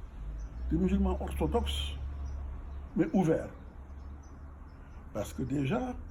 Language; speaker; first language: French; non-native, local second language; Fula